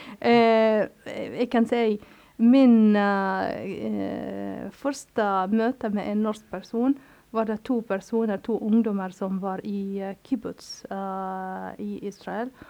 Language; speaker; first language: Norwegian; non-native, fluent; Arabic